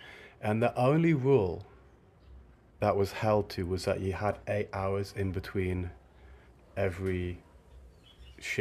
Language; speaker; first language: English; native; English